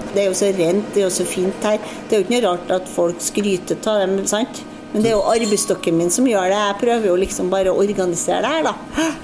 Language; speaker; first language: Norwegian; native; Norwegian